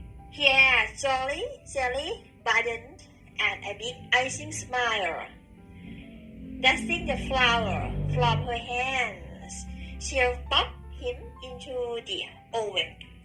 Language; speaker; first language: English; non-native, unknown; Thai